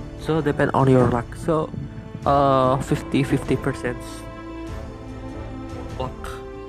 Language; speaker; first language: English; non-native, learner; Indonesian